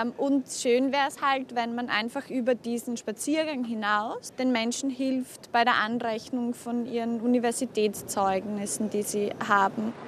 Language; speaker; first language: German; native; German